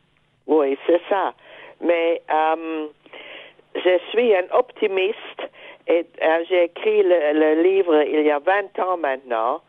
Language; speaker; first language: French; non-native, fluent; German